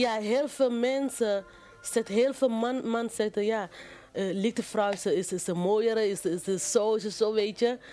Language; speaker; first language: Dutch; non-native, fluent; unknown